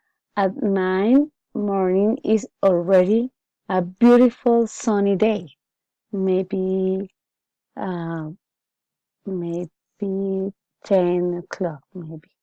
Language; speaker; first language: English; non-native, learner; Spanish